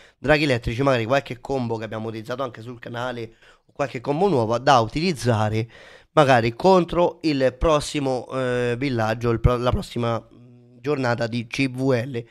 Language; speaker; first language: Italian; native; Italian